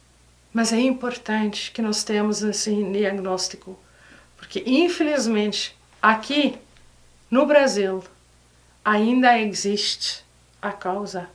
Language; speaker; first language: Portuguese; non-native, fluent; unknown